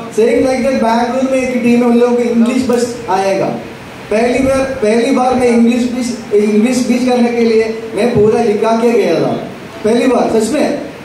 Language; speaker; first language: Hindi; non-native, local second language; Malayalam